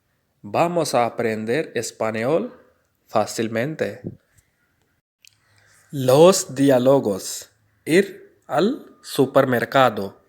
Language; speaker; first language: Spanish; non-native, fluent; Urdu